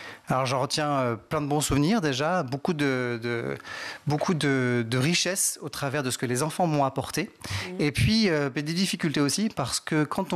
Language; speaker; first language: French; native; French